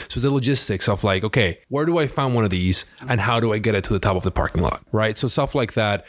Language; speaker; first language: English; early bilingual, other home language; Spanish